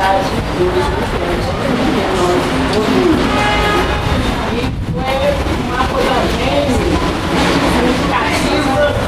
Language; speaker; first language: Portuguese; non-native, learner; Haitian Creole